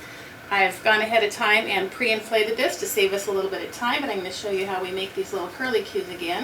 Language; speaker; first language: English; native; English